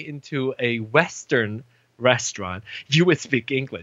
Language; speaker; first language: English; non-native, local second language; Min Nan Chinese